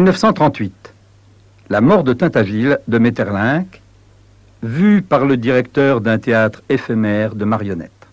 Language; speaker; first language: French; native; French